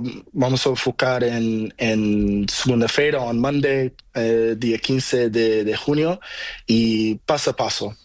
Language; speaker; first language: Spanish; non-native, learner; Portuguese